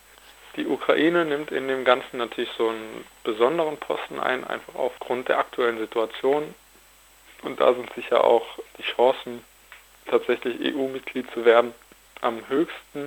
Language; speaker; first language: German; native; German